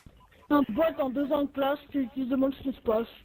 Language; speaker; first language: French; native; French